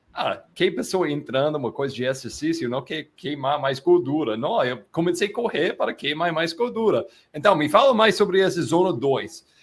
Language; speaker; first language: Portuguese; non-native, fluent; English